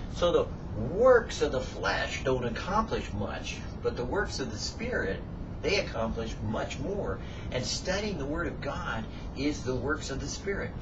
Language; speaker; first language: English; native; English